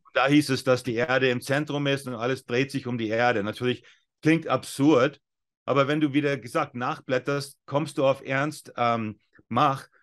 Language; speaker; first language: German; non-native, fluent; English